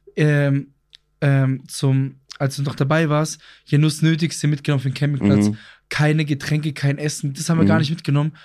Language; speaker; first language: German; early bilingual, other home language; Greek